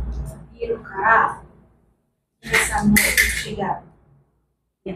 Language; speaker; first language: Japanese; non-native, learner; Filipino